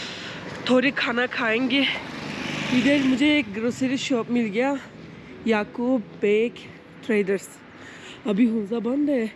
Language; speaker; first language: Hindi; non-native, fluent; Turkish